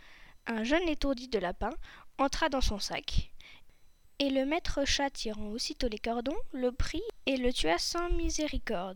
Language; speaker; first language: French; native; French